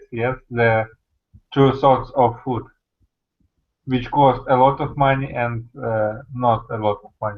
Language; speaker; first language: English; non-native, learner; Russian